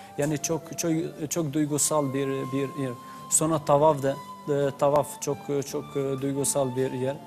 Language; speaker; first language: Turkish; non-native, learner; Albanian